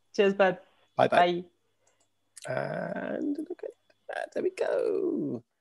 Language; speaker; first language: English; native; English